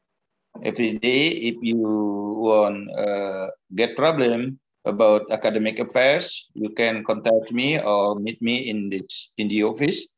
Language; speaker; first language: English; non-native, learner; Indonesian